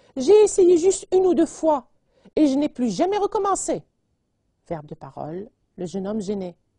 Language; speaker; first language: French; non-native, local second language; Arabic